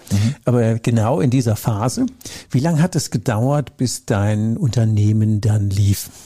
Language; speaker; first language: German; native; German